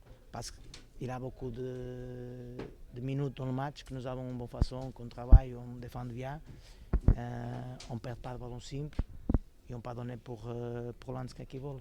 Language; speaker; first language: French; non-native, fluent; Portuguese